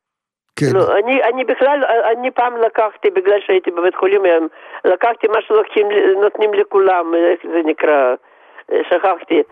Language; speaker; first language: Hebrew; non-native, fluent; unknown